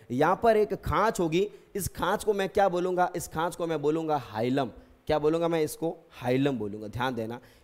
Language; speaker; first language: Hindi; native; Hindi